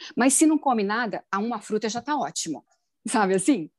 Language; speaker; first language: Portuguese; native; Portuguese